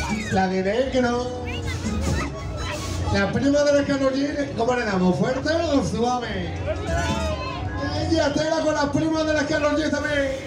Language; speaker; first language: Spanish; native; Spanish